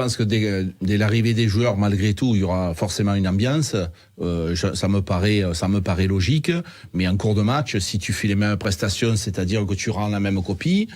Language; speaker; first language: French; native; French